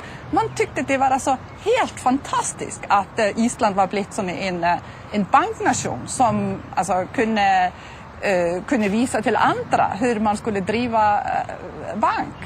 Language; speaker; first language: Swedish; non-native, fluent; Icelandic